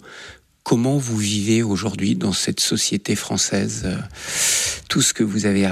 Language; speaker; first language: French; native; French